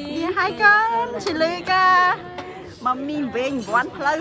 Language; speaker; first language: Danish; non-native, fluent; Vietnamese